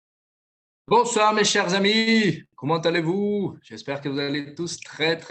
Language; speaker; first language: French; non-native, fluent; Portuguese